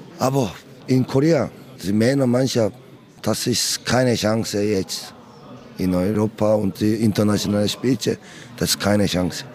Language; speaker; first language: German; non-native, learner; Korean